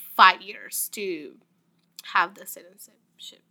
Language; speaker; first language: English; non-native, learner; Spanish